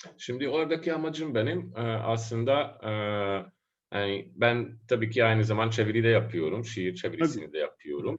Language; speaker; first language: Turkish; non-native, fluent; Hungarian